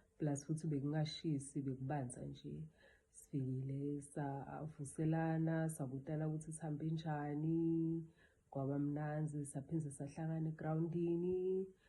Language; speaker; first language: Zulu; non-native, local second language; Swati